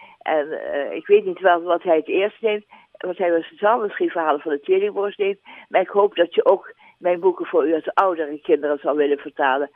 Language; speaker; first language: Dutch; native; Dutch